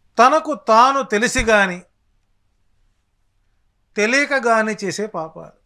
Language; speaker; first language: Telugu; native; Telugu